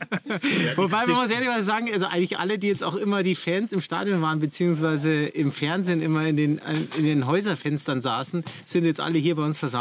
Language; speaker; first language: German; native; German